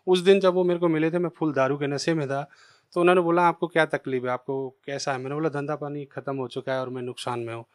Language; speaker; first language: Hindi; native; Hindi